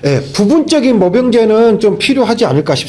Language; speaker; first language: Korean; native; Korean